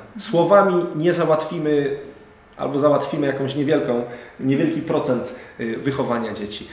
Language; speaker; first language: Polish; native; Polish